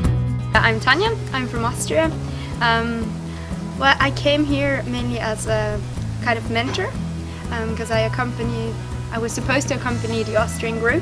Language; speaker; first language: English; non-native, fluent; German